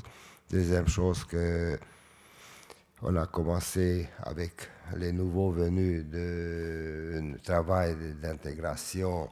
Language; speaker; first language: French; non-native, fluent; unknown